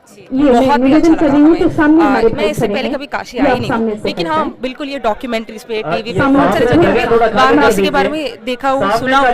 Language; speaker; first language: Hindi; non-native, local second language; Tamil